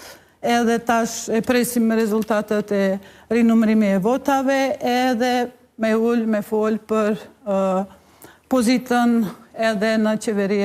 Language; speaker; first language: Albanian; non-native, local second language; Bosnian